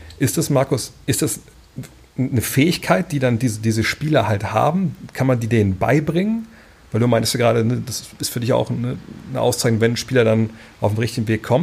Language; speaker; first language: German; native; German